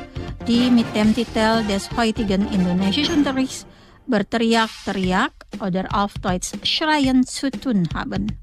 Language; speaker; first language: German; non-native, fluent; Indonesian